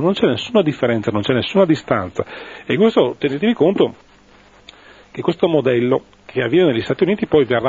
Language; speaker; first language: Italian; native; Italian